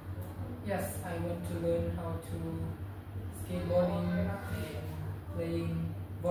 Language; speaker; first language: English; non-native, learner; Vietnamese